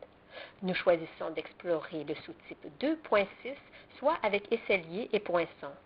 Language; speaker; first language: French; native; French